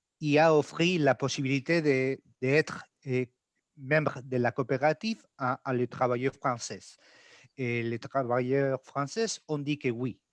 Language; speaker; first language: French; non-native, learner; Spanish